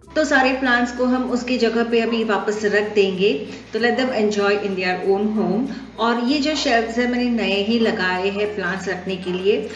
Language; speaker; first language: Hindi; non-native, local second language; Marathi